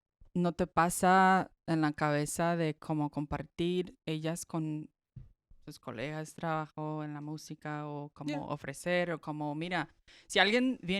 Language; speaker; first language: Spanish; non-native, fluent; Portuguese